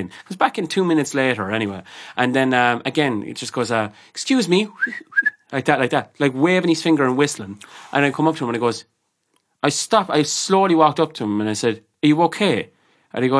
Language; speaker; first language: English; native; English